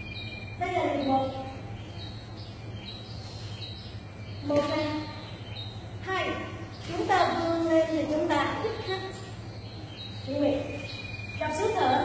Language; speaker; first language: Vietnamese; native; Vietnamese